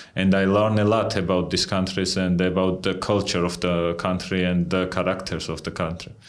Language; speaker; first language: English; non-native, fluent; Georgian